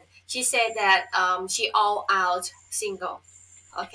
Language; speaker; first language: English; non-native, fluent; Thai